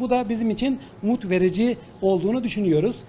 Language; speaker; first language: Turkish; native; Turkish